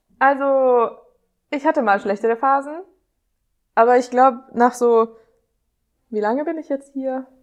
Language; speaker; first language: German; non-native, fluent; Hungarian